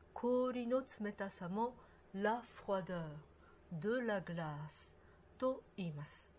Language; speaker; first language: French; non-native, fluent; Japanese